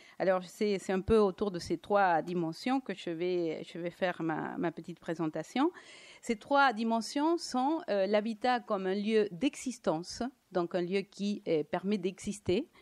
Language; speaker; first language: French; non-native, fluent; Spanish